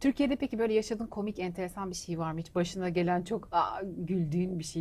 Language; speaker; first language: Turkish; native; Turkish